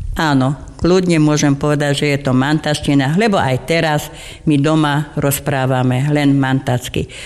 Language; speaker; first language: Slovak; non-native, local second language; German